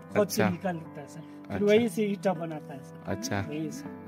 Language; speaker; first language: Hindi; native; Hindi